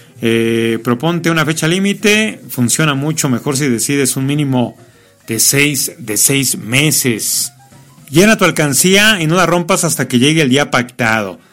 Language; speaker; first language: Spanish; native; Spanish